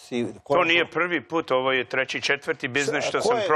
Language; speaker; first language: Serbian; non-native, learner; English